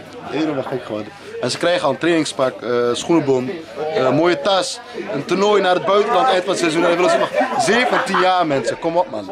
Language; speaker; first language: Dutch; native; Dutch